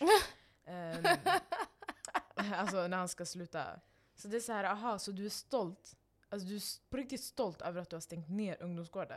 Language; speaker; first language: Swedish; non-native, local second language; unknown